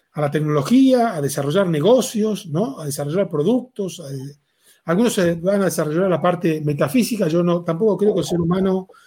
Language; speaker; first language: Spanish; native; Spanish